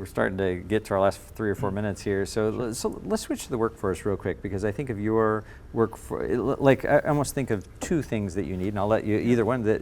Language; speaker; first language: English; native; English